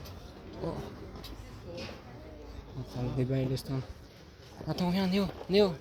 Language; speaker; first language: French; native; French